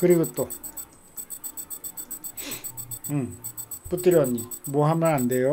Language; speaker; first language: Korean; native; Korean